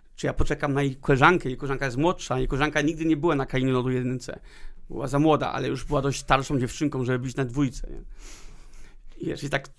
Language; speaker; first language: Polish; early bilingual, heritage; Polish